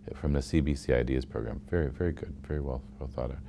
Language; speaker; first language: English; native; English